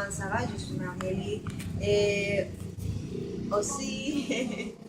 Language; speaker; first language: French; non-native, learner; Spanish